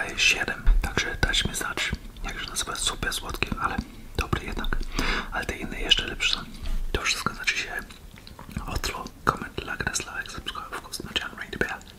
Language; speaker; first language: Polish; early bilingual, heritage; Polish